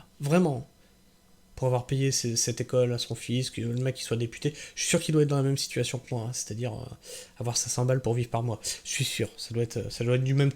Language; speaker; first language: French; native; French